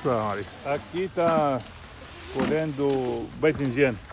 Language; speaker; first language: Portuguese; non-native, local second language; Arabic